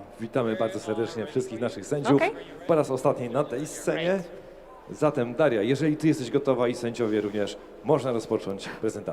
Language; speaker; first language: Polish; native; Polish